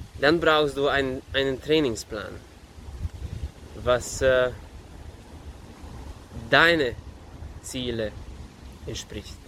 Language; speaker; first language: German; non-native, fluent; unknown